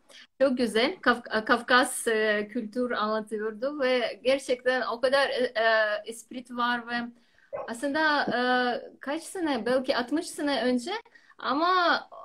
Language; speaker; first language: Turkish; non-native, learner; Russian